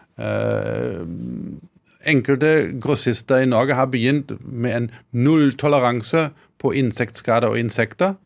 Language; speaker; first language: Norwegian; non-native, fluent; German